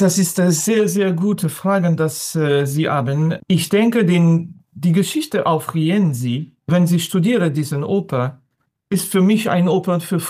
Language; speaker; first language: German; non-native, fluent; French